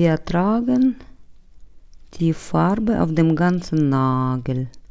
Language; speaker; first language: German; non-native, learner; Russian